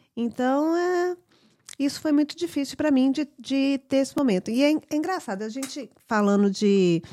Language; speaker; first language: Portuguese; early bilingual, heritage; English